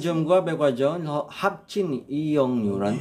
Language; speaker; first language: Korean; non-native, fluent; Indonesian